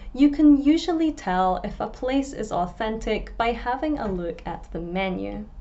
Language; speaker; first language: English; native; English